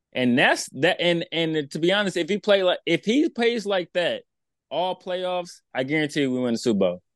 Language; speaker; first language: English; native; English